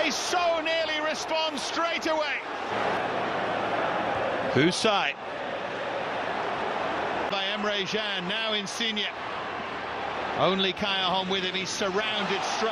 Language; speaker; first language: English; native; English